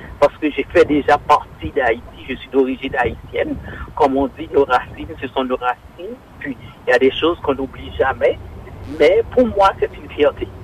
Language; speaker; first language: French; non-native, local second language; Haitian Creole